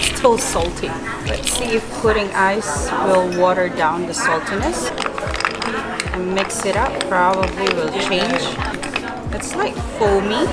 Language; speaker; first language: English; non-native, fluent; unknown